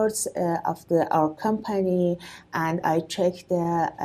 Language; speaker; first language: English; non-native, learner; Persian